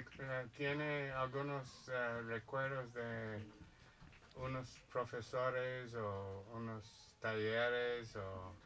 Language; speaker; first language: Spanish; non-native, learner; English